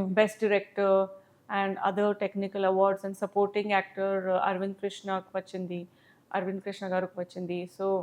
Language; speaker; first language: Telugu; non-native, learner; Hindi